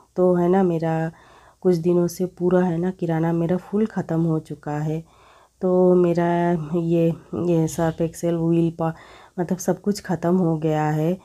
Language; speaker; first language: Hindi; non-native, local second language; Bangla